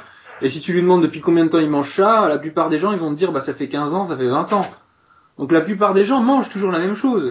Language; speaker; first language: French; native; French